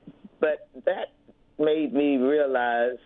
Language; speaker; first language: English; native; English